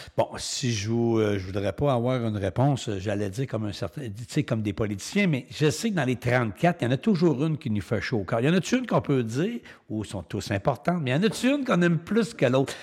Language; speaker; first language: French; native; French